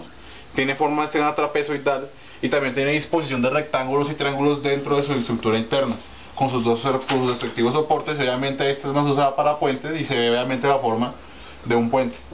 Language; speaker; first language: Spanish; native; Spanish